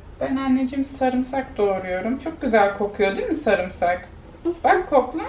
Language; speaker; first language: Turkish; native; Turkish